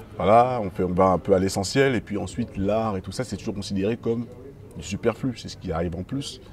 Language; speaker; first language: French; native; French